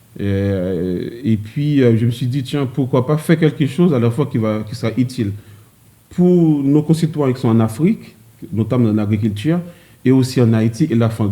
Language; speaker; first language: French; early bilingual, other home language; Haitian Creole